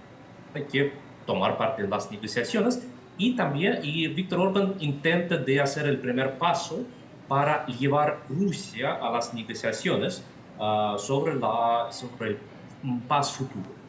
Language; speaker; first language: Spanish; non-native, fluent; Russian